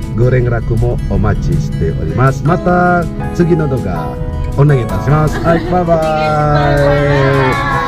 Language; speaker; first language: Japanese; non-native, fluent; Balinese